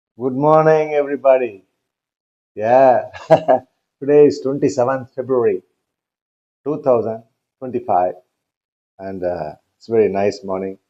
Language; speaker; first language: English; non-native, local second language; Tamil